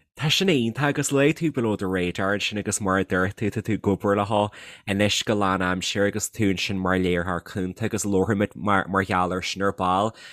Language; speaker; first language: Irish; native; Irish